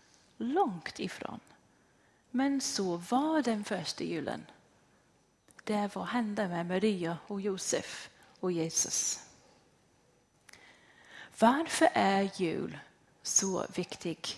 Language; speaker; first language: Swedish; non-native, fluent; English